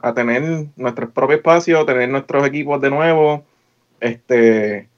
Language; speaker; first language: Spanish; native; Spanish